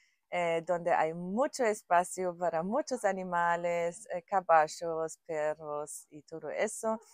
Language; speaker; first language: Spanish; non-native, fluent; German